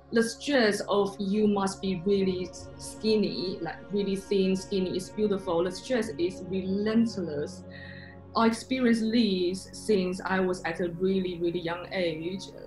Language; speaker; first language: English; non-native, fluent; Chinese